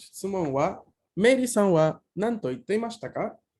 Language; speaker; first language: Japanese; non-native, fluent; Spanish